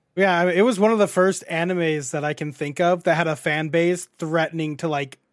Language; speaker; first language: English; native; English